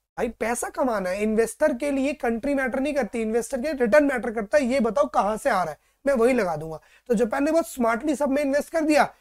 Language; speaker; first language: Hindi; native; Hindi